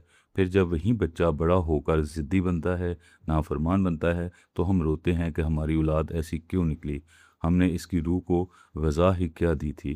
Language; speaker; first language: Urdu; native; Urdu